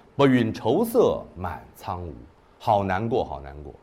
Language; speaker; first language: Chinese; native; Chinese